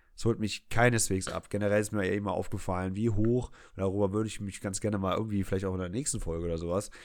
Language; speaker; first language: German; non-native, fluent; English